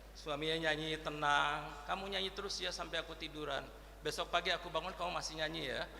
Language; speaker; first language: Indonesian; native; Indonesian